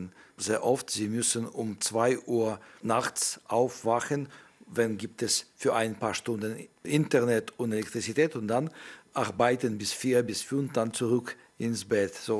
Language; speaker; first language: German; non-native, learner; Ukrainian